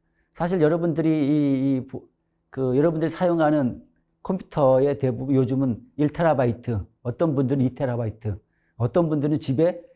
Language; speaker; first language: Korean; native; Korean